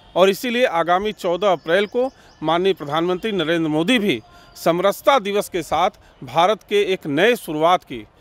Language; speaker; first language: Hindi; native; Hindi